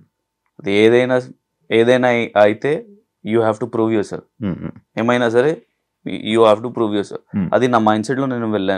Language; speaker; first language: Telugu; non-native, learner; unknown